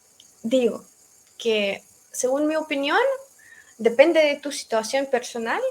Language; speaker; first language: Spanish; non-native, fluent; Russian